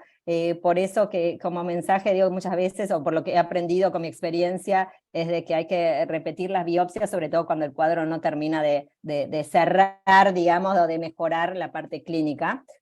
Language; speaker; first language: Spanish; native; Spanish